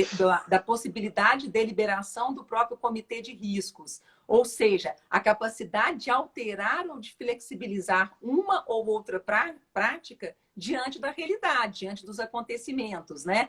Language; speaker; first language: Portuguese; native; Portuguese